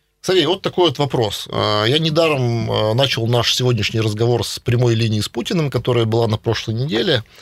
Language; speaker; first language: Russian; native; Russian